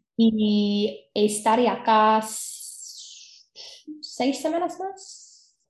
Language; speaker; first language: Spanish; non-native, fluent; English